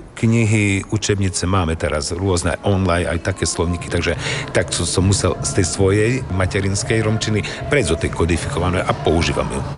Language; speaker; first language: Slovak; non-native, local second language; Romany